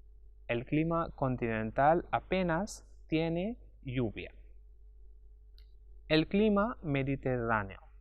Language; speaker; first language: Spanish; non-native, fluent; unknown